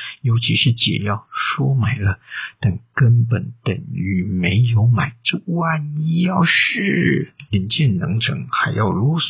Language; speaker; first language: Chinese; native; Chinese